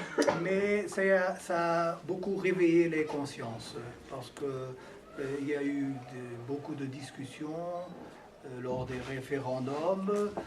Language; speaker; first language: French; non-native, fluent; Portuguese